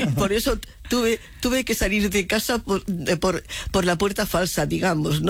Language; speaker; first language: Spanish; native; Spanish